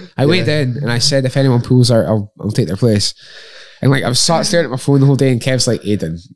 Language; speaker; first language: English; native; English